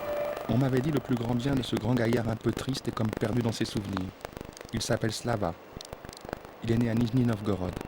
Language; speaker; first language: French; native; French